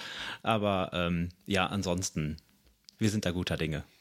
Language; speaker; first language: German; native; German